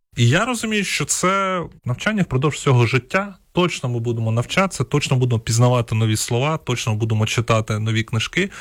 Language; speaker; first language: Ukrainian; non-native, local second language; Russian